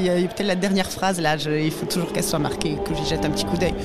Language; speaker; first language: French; native; French